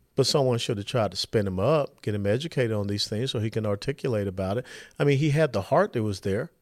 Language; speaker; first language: English; native; English